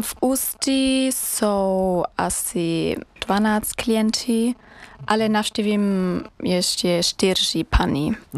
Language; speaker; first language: Czech; non-native, learner; German